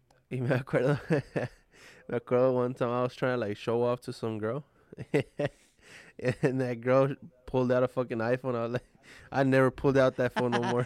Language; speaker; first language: English; early bilingual, other home language; Spanish